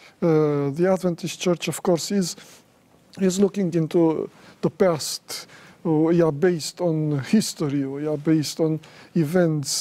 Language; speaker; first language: English; non-native, fluent; Romanian